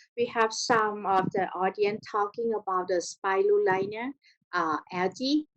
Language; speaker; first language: English; non-native, learner; Thai